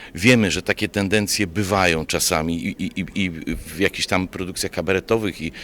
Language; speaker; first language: Polish; non-native, local second language; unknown